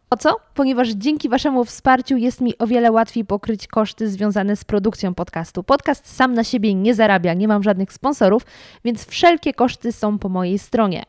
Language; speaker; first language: Polish; native; Polish